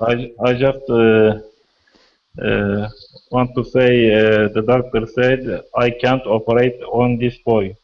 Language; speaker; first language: English; non-native, learner; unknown